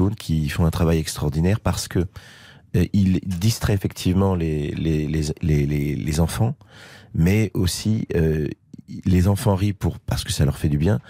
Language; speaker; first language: French; native; French